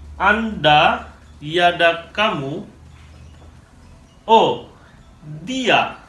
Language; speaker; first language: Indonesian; non-native, learner; Turkish